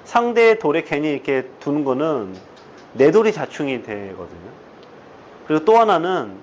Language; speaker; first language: Korean; native; Korean